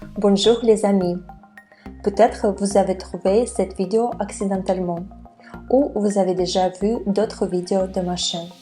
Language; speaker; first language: French; non-native, fluent; Russian